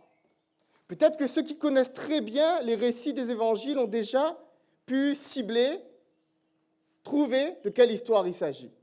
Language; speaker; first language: French; native; French